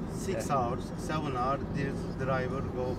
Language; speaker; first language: English; non-native, learner; Turkish